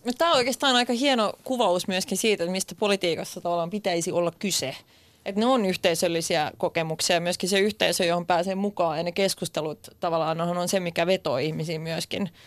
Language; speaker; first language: Finnish; non-native, local second language; Swedish